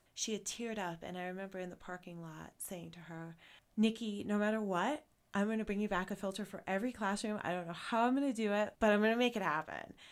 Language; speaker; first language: English; native; English